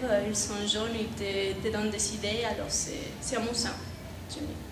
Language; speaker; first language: French; non-native, fluent; Spanish